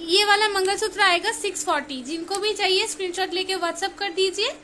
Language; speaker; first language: Hindi; non-native, local second language; Bangla